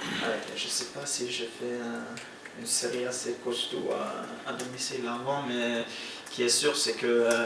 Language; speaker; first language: French; non-native, fluent; Norwegian